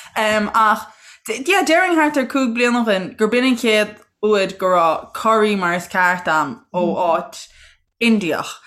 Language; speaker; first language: Irish; native; Irish